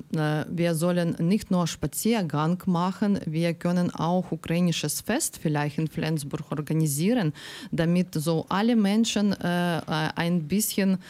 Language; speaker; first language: German; non-native, learner; Ukrainian